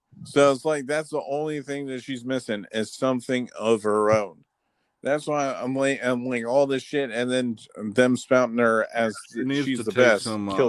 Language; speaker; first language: English; native; English